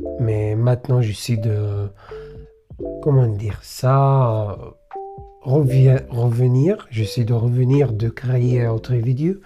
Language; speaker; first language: French; non-native, learner; Arabic